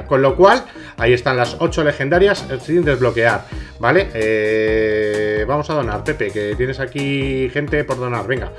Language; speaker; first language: Spanish; native; Spanish